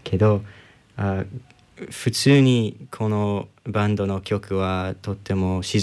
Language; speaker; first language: Japanese; non-native, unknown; English